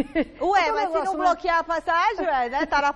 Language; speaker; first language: Portuguese; native; Portuguese